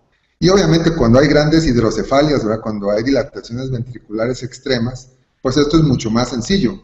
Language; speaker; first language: Spanish; native; Spanish